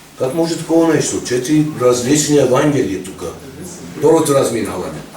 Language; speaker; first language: Bulgarian; non-native, fluent; Persian